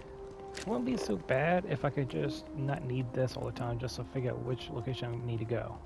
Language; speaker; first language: English; native; English